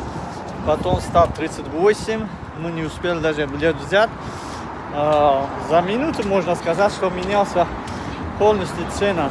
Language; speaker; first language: Russian; non-native, fluent; Tajik